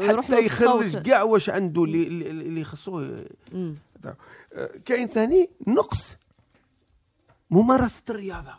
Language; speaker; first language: Arabic; native; Arabic